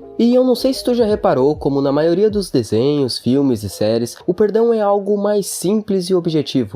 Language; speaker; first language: Portuguese; native; Portuguese